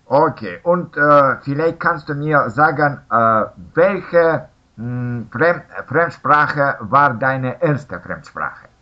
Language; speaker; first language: German; non-native, fluent; Russian